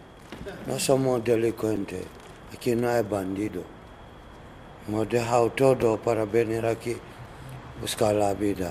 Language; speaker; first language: Spanish; non-native, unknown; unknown